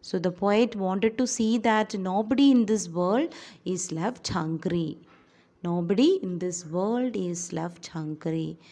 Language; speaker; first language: English; non-native, local second language; Malayalam